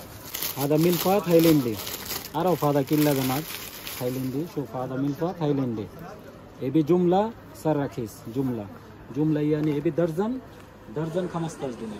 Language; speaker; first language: Arabic; non-native, learner; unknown